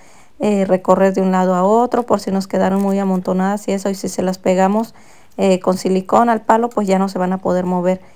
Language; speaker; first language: Spanish; native; Spanish